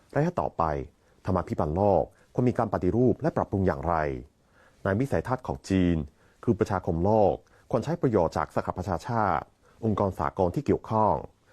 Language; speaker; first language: Thai; non-native, fluent; Chinese